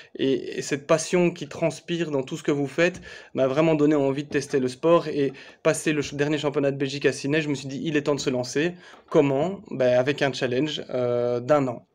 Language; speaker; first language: French; native; French